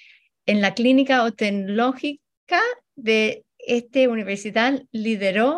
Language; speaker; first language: Spanish; early bilingual, heritage; Spanish